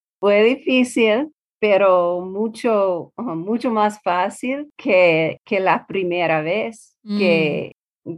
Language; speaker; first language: Spanish; non-native, learner; English